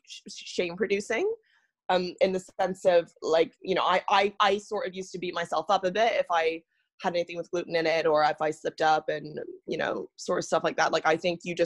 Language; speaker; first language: English; native; English